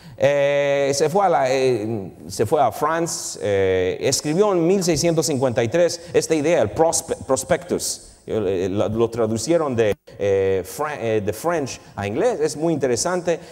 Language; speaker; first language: Spanish; early bilingual, heritage; Spanish